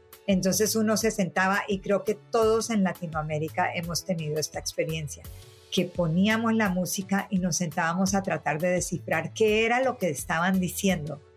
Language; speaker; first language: Spanish; native; Spanish